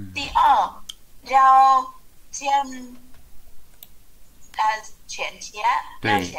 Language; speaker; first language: Chinese; non-native, learner; Vietnamese